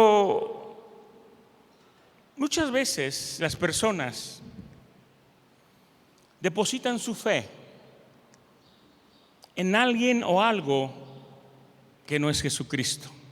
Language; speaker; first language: Spanish; native; Spanish